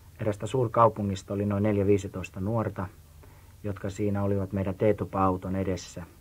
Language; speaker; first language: Finnish; native; Finnish